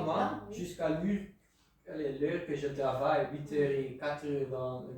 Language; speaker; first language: French; non-native, local second language; Dutch